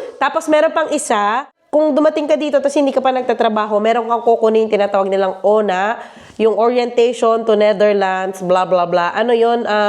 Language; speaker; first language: Filipino; native; Filipino